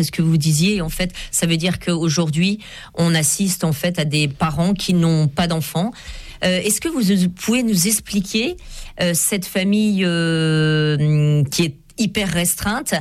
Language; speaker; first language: French; native; French